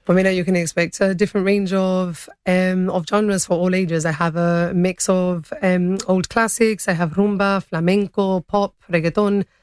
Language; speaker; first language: English; early bilingual, other home language; Spanish